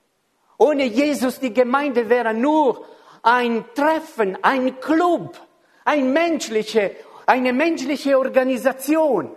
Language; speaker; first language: German; non-native, fluent; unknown